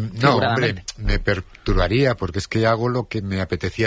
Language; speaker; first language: Spanish; native; Spanish